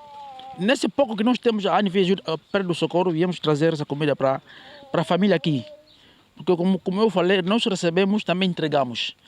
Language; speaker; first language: Portuguese; native; Portuguese